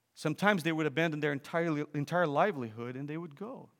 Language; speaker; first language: English; non-native, fluent; Portuguese